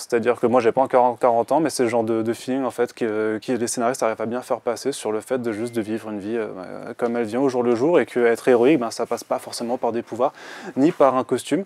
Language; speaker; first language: French; native; French